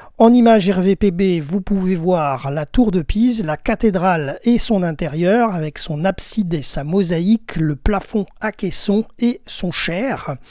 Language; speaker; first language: French; native; French